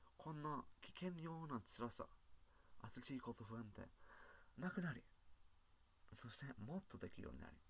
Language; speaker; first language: Japanese; non-native, learner; English